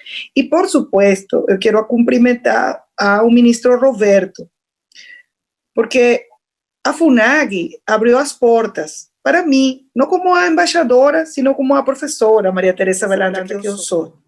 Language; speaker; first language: Portuguese; non-native, fluent; Spanish